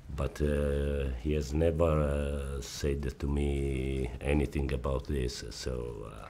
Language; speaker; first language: English; non-native, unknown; Italian